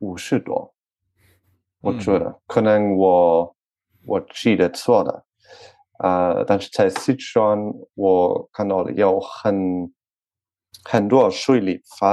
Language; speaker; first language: Chinese; non-native, learner; French